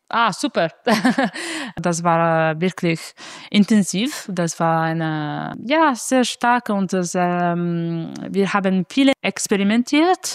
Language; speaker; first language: German; non-native, fluent; Italian